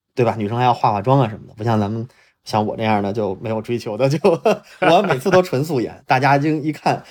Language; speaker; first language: Chinese; native; Chinese